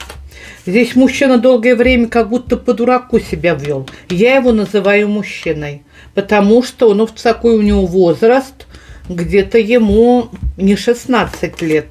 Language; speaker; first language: Russian; native; Russian